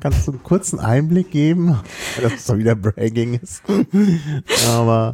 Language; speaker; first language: German; native; German